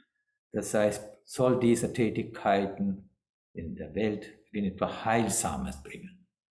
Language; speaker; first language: German; non-native, fluent; Sinhala